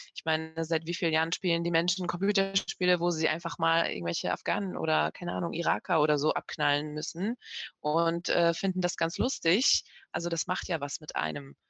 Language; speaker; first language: German; early bilingual, other home language; Persian